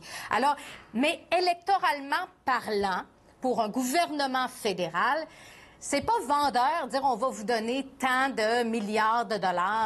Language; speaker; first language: French; native; French